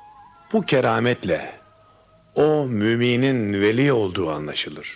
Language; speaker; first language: Turkish; native; Turkish